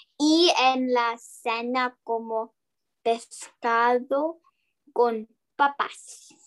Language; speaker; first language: Spanish; non-native, learner; English